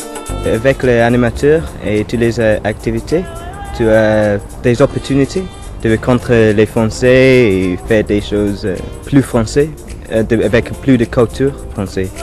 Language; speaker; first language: French; non-native, fluent; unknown